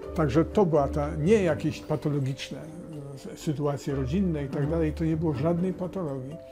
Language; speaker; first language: Polish; native; Polish